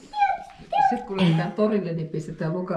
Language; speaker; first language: Finnish; native; Finnish